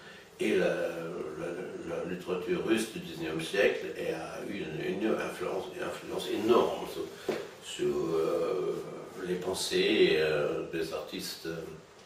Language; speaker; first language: French; non-native, fluent; German